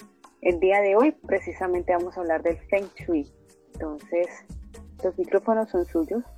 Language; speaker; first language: Spanish; native; Spanish